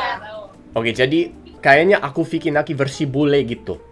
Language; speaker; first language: Indonesian; non-native, fluent; English